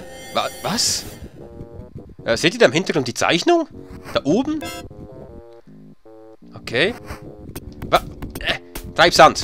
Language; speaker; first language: German; native; German